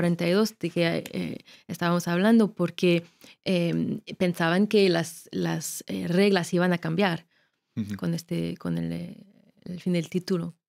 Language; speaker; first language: Spanish; non-native, fluent; French